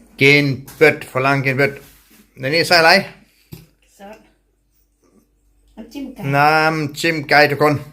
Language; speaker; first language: Thai; non-native, learner; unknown